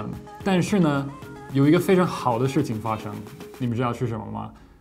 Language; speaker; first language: Chinese; non-native, fluent; English